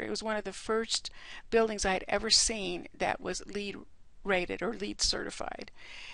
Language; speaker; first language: English; native; English